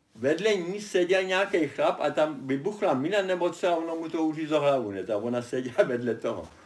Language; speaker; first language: Czech; early bilingual, other home language; German